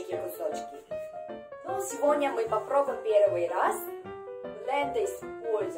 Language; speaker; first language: Russian; non-native, learner; Korean